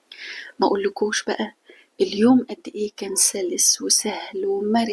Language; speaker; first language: Arabic; native; Arabic